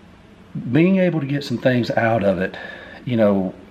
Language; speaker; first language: English; native; English